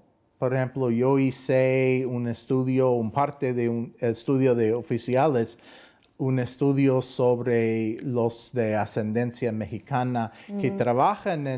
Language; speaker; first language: Spanish; non-native, fluent; English